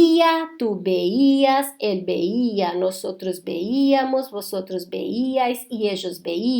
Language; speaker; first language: Spanish; non-native, fluent; Portuguese